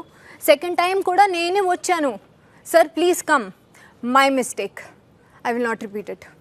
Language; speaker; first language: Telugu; non-native, learner; Hindi